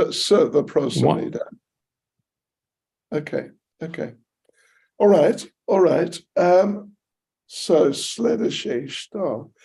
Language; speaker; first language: Russian; non-native, learner; English